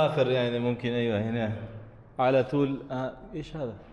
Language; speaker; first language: Arabic; non-native, learner; English